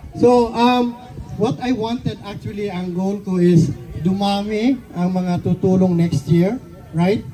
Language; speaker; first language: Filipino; non-native, local second language; Bikol